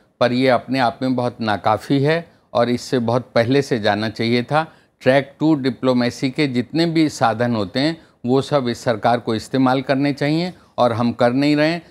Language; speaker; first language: Hindi; native; Hindi